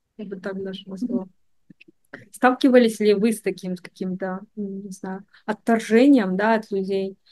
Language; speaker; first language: Russian; non-native, local second language; Kazakh